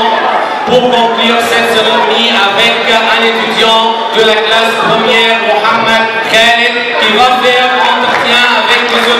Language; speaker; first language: French; non-native, learner; Arabic